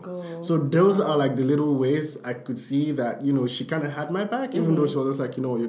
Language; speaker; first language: English; non-native, local second language; Yoruba